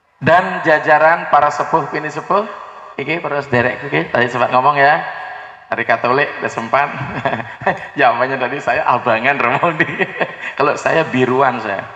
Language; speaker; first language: Indonesian; non-native, local second language; Balinese